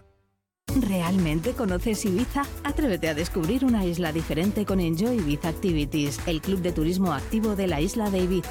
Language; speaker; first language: Spanish; native; Spanish